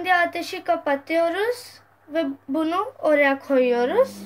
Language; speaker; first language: Turkish; non-native, learner; Urdu